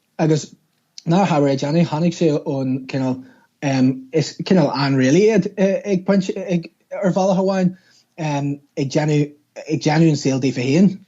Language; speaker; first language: Irish; non-native, local second language; English